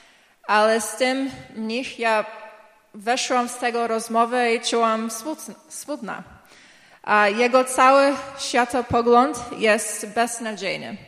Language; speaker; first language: Polish; early bilingual, heritage; English